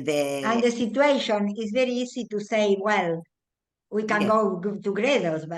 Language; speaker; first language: English; non-native, learner; Spanish